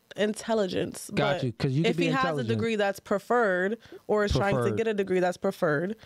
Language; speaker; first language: English; native; English